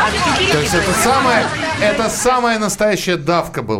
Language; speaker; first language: Russian; native; Russian